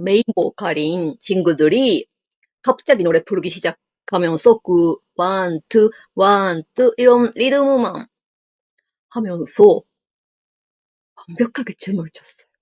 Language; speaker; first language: Korean; non-native, learner; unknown